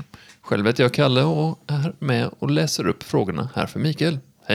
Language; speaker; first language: Swedish; native; Swedish